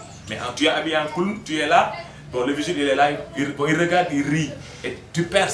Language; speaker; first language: French; non-native, local second language; Wolof